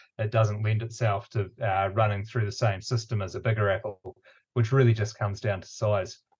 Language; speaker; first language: English; native; English